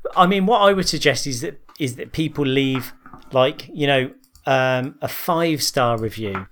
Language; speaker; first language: English; native; English